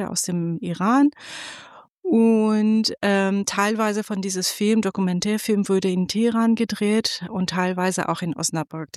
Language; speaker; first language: German; non-native, fluent; Persian